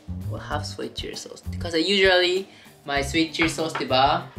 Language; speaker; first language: English; non-native, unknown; Japanese